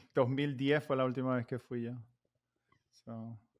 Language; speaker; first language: Spanish; native; Spanish